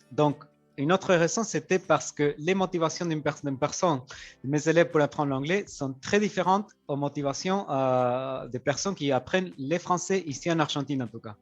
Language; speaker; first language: French; non-native, fluent; Spanish